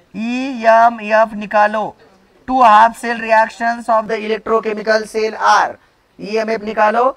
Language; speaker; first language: Hindi; non-native, local second language; Marathi